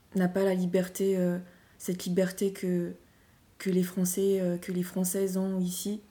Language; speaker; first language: French; non-native, local second language; Malagasy